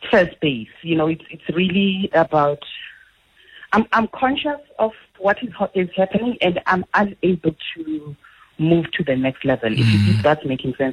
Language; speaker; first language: English; non-native, local second language; Zulu